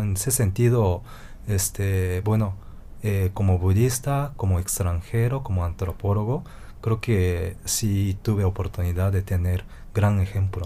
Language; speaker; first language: Spanish; non-native, fluent; Japanese